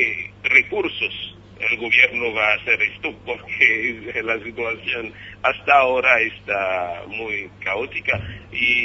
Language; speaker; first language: Spanish; non-native, fluent; Haitian Creole